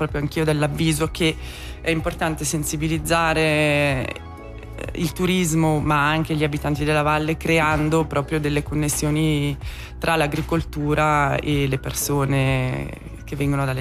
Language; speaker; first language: Italian; native; Italian